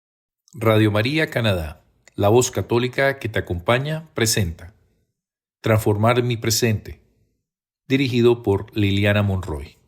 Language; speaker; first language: Spanish; native; Spanish